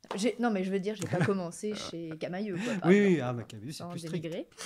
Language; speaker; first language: French; native; French